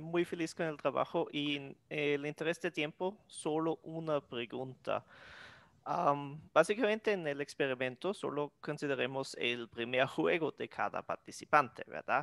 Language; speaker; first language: Spanish; non-native, fluent; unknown